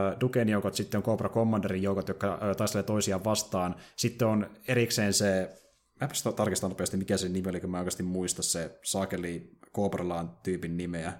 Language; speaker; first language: Finnish; native; Finnish